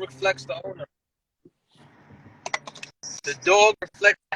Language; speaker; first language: English; native; English